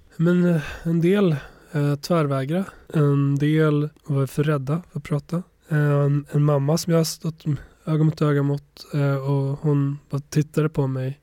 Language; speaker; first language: Swedish; early bilingual, other home language; Albanian